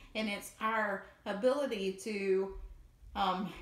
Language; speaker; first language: English; native; English